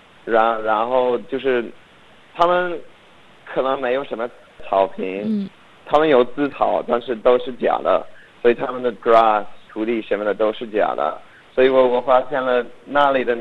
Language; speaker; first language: Chinese; non-native, learner; English